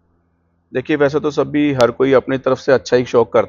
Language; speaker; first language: Hindi; native; Hindi